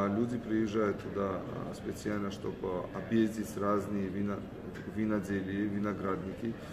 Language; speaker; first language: Russian; non-native, fluent; Georgian